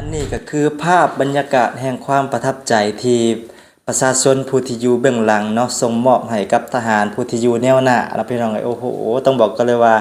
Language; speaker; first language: Thai; non-native, local second language; Northeastern Thai